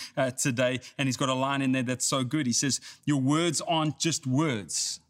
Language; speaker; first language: English; native; English